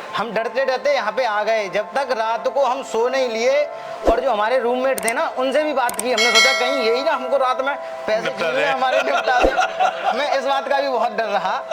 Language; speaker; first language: Hindi; native; Hindi